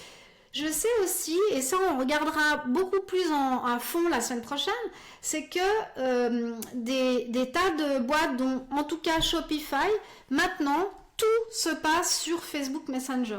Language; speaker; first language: French; native; French